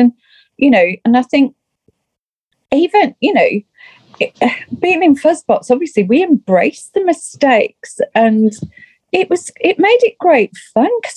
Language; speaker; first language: English; native; English